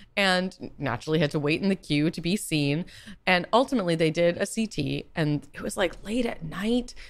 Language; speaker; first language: English; native; English